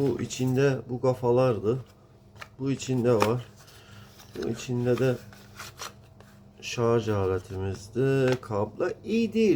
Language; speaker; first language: Turkish; non-native, learner; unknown